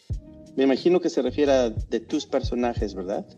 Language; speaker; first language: Spanish; non-native, fluent; English